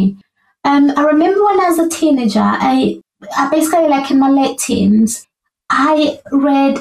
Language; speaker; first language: English; non-native, local second language; Ganda